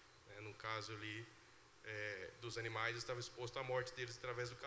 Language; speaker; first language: Portuguese; native; Portuguese